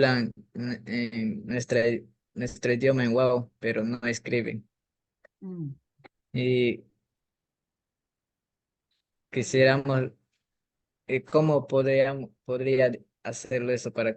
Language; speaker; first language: Spanish; non-native, local second language; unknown